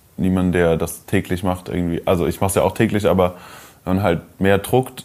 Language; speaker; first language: German; native; German